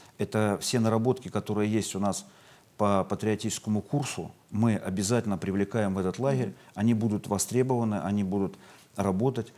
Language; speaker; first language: Russian; native; Russian